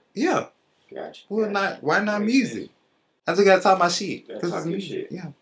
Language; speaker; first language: English; native; English